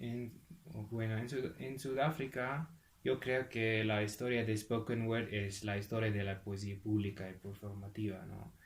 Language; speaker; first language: Spanish; non-native, fluent; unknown